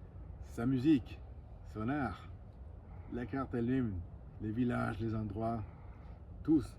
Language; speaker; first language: French; non-native, fluent; Spanish